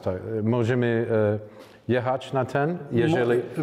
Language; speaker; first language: Polish; non-native, learner; English